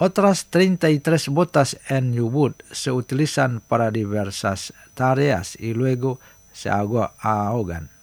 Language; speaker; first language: Spanish; non-native, fluent; Indonesian